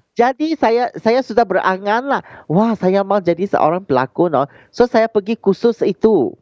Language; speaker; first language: Malay; non-native, local second language; Chinese